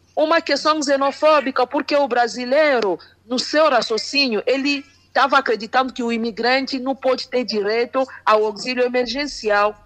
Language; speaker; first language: Portuguese; non-native, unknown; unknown